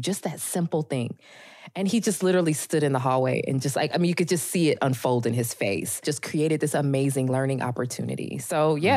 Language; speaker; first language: English; native; English